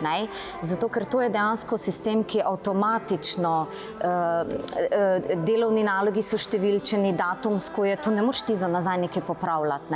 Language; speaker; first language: Slovenian; native; Slovenian